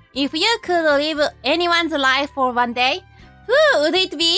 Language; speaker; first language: English; non-native, learner; Japanese